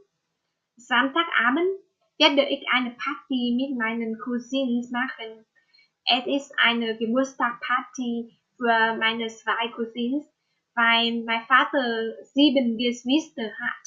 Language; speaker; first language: German; non-native, learner; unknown